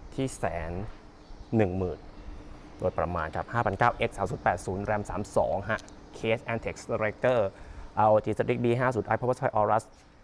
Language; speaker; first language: Thai; native; Thai